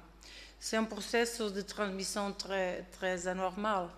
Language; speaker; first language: French; non-native, learner; Portuguese